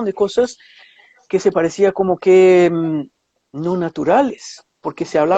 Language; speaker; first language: Spanish; non-native, fluent; Portuguese